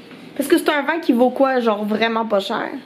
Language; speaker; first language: French; native; French